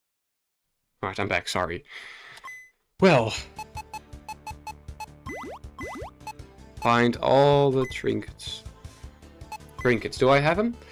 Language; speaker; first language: English; non-native, fluent; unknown